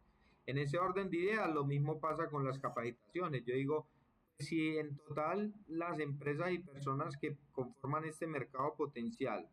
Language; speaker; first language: Spanish; native; Spanish